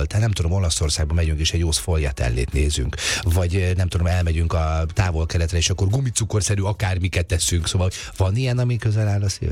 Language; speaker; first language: Hungarian; native; Hungarian